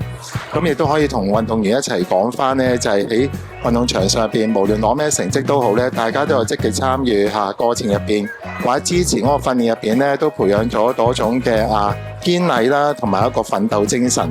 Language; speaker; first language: Cantonese; native; Cantonese